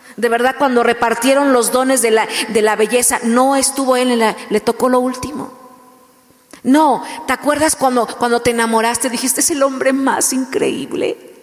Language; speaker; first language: Spanish; native; Spanish